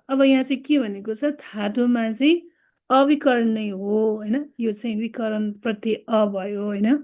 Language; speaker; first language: Nepali; non-native, local second language; Newari